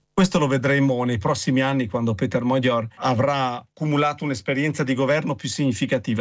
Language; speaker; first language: Italian; native; Italian